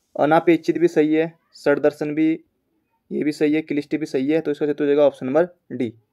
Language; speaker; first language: Hindi; native; Hindi